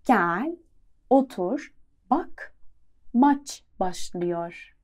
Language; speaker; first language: Turkish; non-native, fluent; Persian